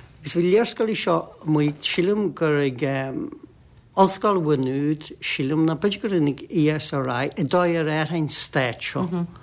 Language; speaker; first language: Irish; native; Irish